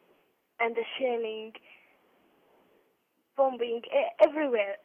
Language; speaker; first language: English; non-native, learner; Arabic